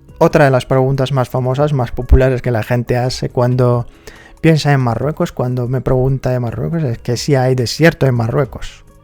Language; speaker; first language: Spanish; non-native, fluent; Arabic